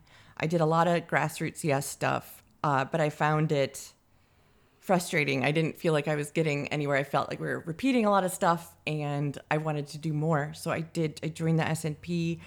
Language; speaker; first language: English; native; English